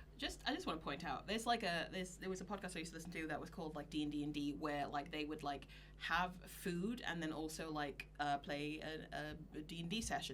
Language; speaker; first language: English; native; English